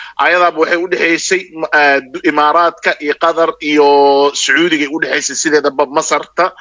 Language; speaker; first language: Somali; non-native, local second language; Maay